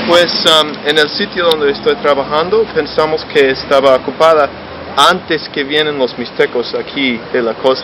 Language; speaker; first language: Spanish; non-native, fluent; English